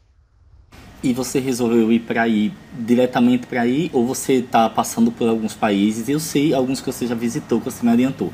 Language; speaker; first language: Portuguese; native; Portuguese